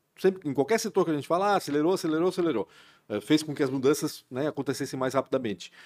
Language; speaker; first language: Portuguese; early bilingual, other home language; Spanish